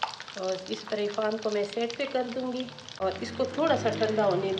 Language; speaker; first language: Hindi; native; Hindi